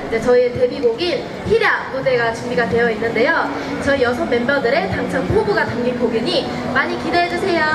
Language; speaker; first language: Korean; non-native, fluent; Japanese